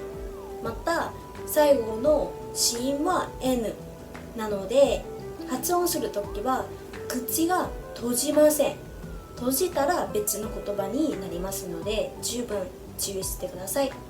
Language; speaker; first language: Japanese; non-native, fluent; Vietnamese